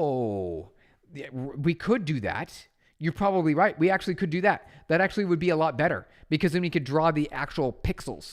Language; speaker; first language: English; native; English